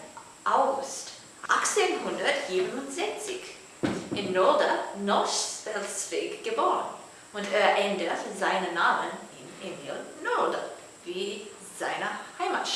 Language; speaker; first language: German; non-native, learner; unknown